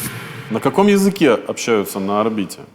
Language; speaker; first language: Russian; native; Russian